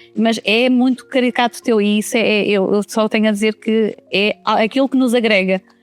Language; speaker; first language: Portuguese; native; Portuguese